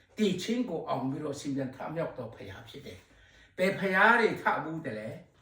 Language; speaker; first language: Burmese; non-native, local second language; S'gaw Karen